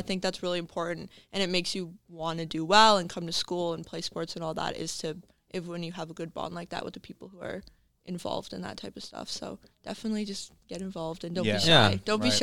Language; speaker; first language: English; native; English